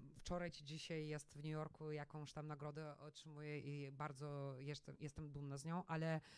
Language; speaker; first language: Polish; non-native, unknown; Russian